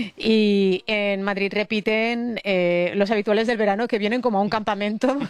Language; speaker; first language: Spanish; native; Spanish